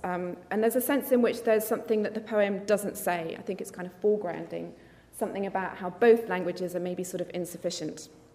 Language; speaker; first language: English; native; English